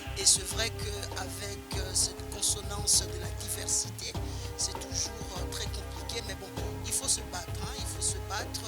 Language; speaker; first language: French; non-native, local second language; Lingala